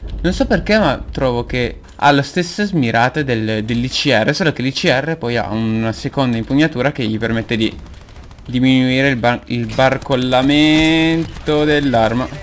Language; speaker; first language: Italian; native; Italian